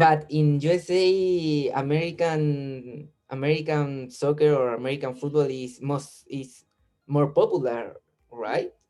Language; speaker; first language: English; non-native, learner; Spanish